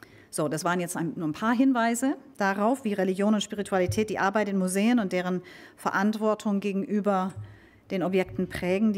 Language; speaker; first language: German; native; German